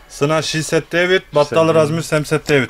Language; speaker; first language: Russian; non-native, learner; Turkish